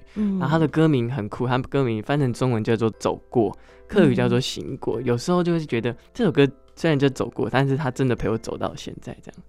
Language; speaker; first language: Chinese; non-native, local second language; Hakka Chinese